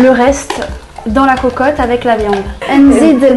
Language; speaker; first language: French; native; French